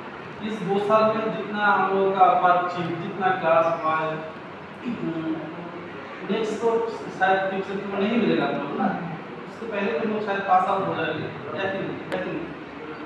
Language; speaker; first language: Hindi; non-native, local second language; Bangla